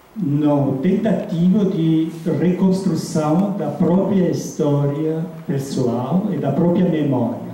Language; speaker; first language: Portuguese; non-native, fluent; Italian